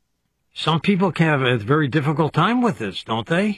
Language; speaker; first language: English; native; English